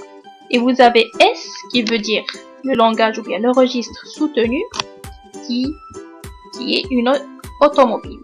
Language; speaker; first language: French; non-native, local second language; Arabic